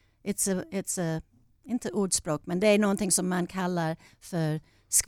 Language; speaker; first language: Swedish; non-native, fluent; English